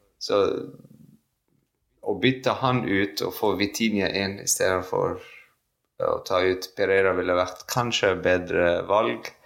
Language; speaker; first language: Norwegian; non-native, fluent; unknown